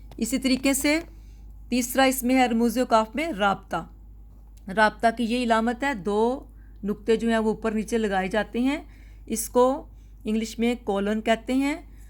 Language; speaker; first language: Urdu; non-native, local second language; Punjabi